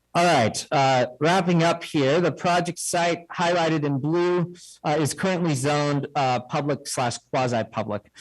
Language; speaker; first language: English; native; English